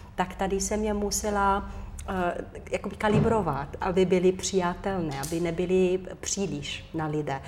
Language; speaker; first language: Czech; non-native, fluent; Romanian